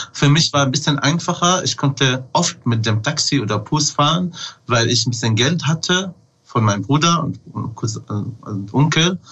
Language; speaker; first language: German; non-native, fluent; Arabic